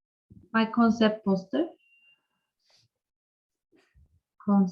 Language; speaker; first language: English; non-native, learner; Turkish